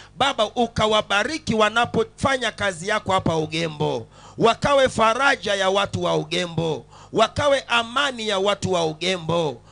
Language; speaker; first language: Swahili; non-native, local second language; Sukuma